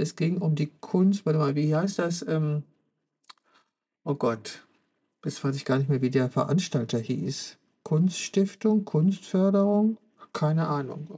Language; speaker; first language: German; native; German